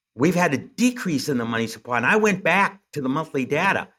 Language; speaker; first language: English; native; English